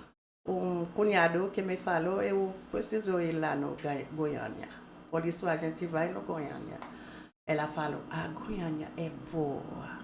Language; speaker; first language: Portuguese; non-native, learner; Haitian Creole